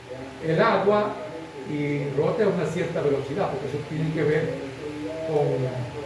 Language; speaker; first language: Spanish; native; Spanish